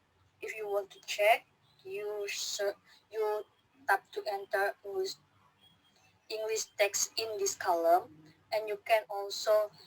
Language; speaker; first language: English; non-native, learner; Indonesian